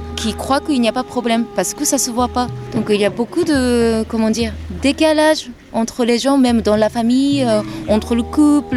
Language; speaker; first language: French; non-native, fluent; Japanese